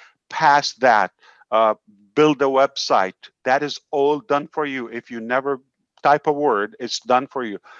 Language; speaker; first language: English; non-native, fluent; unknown